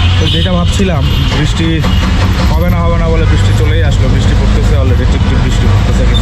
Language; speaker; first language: Bangla; native; Bangla